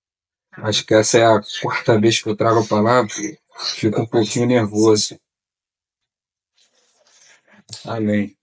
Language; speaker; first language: Portuguese; native; Portuguese